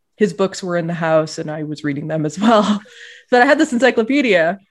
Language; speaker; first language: English; native; English